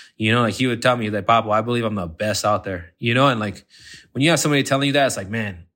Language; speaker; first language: English; native; English